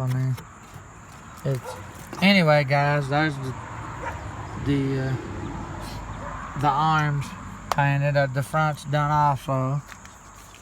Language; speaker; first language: English; native; English